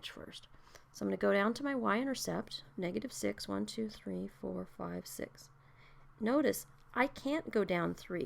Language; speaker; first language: English; native; English